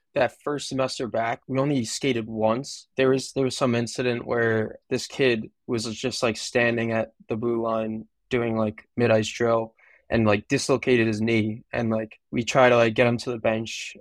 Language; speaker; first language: English; native; English